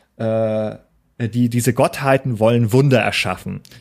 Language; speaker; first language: German; native; German